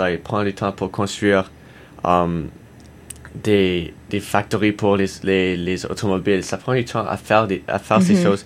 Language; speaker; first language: French; non-native, learner; English